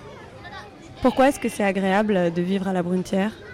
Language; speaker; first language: French; native; French